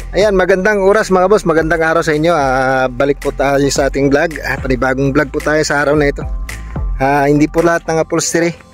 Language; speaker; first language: Filipino; non-native, local second language; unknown